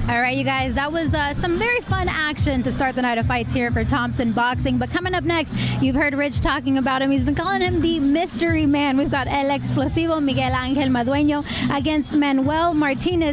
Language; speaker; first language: English; early bilingual, other home language; Spanish